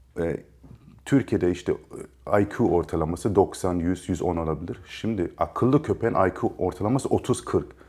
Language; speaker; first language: Turkish; early bilingual, heritage; Turkish